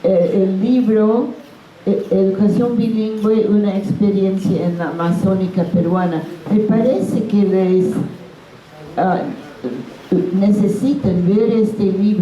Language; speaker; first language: Spanish; non-native, fluent; English